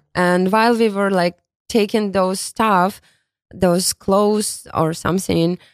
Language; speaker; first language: English; non-native, fluent; Ukrainian